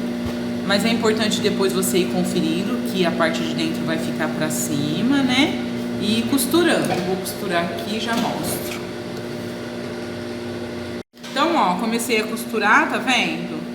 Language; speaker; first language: Portuguese; native; Portuguese